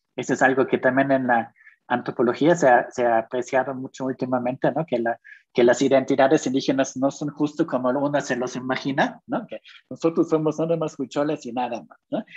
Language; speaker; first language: Spanish; non-native, fluent; German